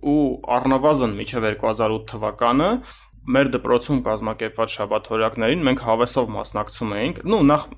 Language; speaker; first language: Armenian; native; Armenian